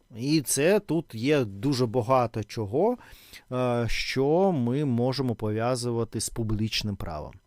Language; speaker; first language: Ukrainian; non-native, local second language; Russian